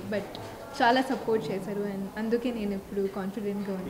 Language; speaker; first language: Telugu; non-native, fluent; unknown